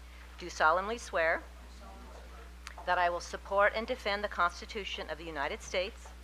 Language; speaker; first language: English; native; English